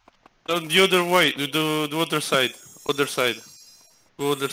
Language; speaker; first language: English; non-native, learner; Turkish